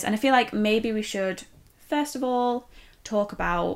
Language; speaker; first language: English; native; English